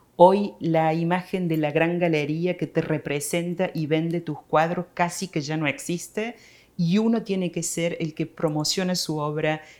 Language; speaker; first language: Spanish; native; Spanish